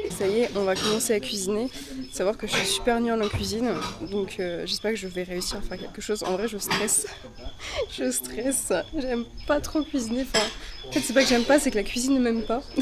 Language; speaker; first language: French; native; French